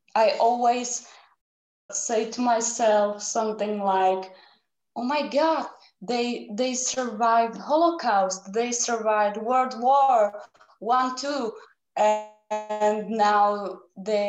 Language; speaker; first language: English; non-native, learner; Czech